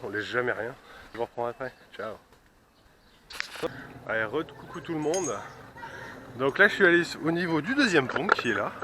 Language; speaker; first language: French; native; French